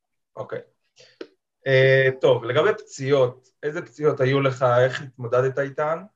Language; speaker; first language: Hebrew; native; Hebrew